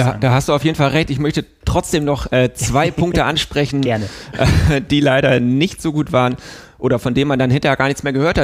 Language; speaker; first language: German; native; German